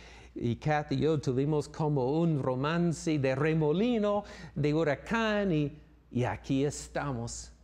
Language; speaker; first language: Spanish; non-native, fluent; English